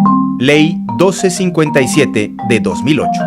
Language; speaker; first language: Spanish; native; Spanish